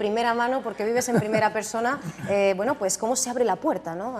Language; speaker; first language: Spanish; native; Spanish